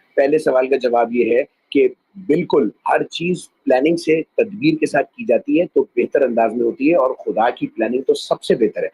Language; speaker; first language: Urdu; native; Urdu